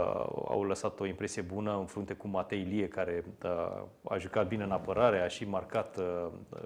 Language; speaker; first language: Romanian; native; Romanian